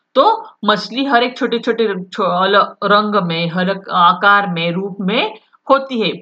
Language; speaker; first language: Hindi; non-native, local second language; Marathi